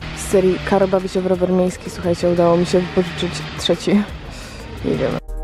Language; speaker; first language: Polish; native; Polish